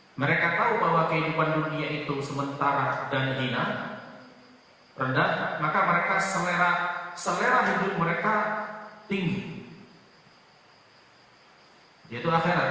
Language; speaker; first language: Indonesian; native; Indonesian